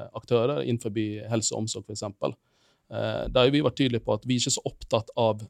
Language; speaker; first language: Norwegian; non-native, fluent; Finnish